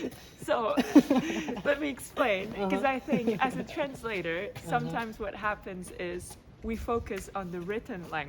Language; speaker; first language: English; non-native, fluent; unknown